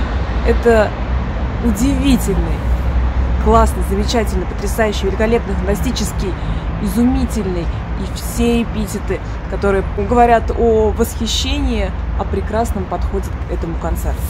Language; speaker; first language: Russian; native; Russian